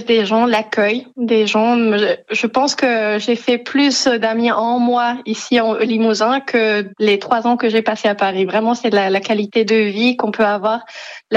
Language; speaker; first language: French; non-native, fluent; Spanish